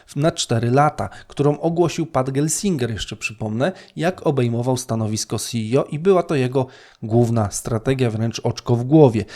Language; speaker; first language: Polish; native; Polish